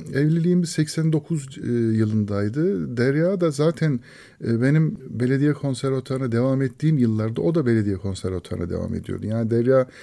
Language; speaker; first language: Turkish; native; Turkish